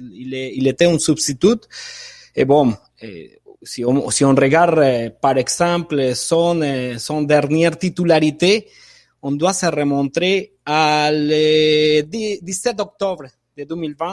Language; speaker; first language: French; non-native, fluent; Spanish